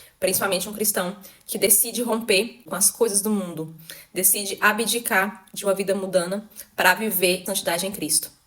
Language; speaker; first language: Portuguese; native; Portuguese